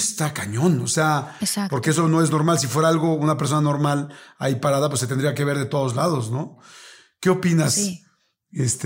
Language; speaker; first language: Spanish; native; Spanish